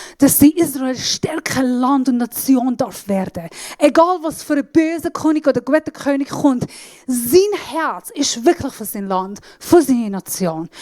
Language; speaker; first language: German; non-native, fluent; Assyrian Neo-Aramaic